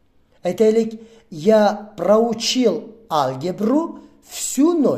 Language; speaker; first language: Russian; non-native, fluent; Uzbek